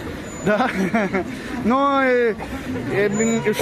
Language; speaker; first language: Russian; non-native, learner; English